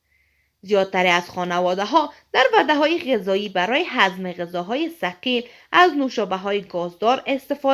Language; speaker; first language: Persian; native; Persian